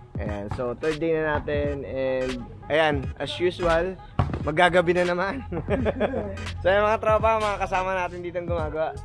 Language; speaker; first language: Filipino; native; Filipino